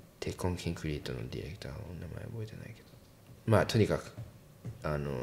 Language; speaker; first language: Japanese; early bilingual, heritage; English